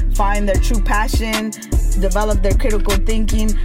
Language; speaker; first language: English; early bilingual, other home language; Spanish